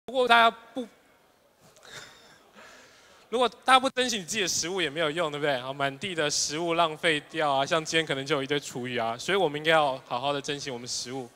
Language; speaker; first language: Chinese; native; Chinese